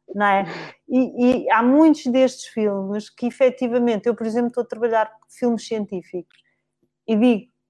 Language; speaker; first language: Portuguese; native; Portuguese